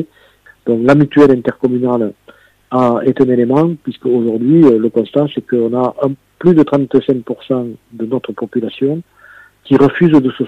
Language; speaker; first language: French; native; French